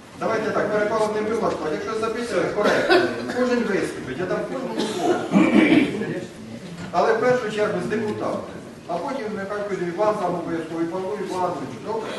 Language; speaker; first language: Ukrainian; native; Ukrainian